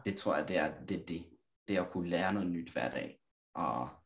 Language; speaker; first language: Danish; non-native, fluent; Italian